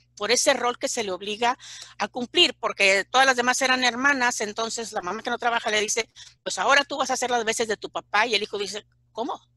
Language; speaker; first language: Spanish; native; Spanish